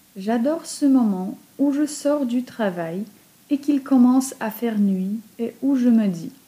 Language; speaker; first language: French; non-native, fluent; Polish